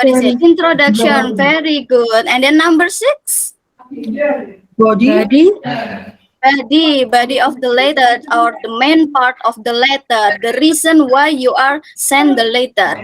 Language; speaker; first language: English; non-native, fluent; Indonesian